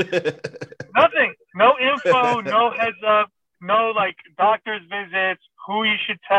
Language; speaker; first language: English; non-native, fluent; Persian